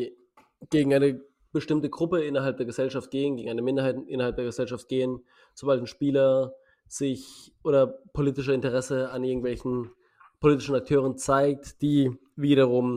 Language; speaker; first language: German; native; German